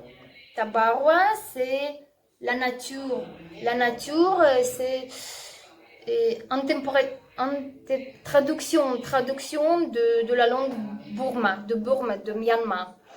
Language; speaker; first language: French; non-native, learner; Russian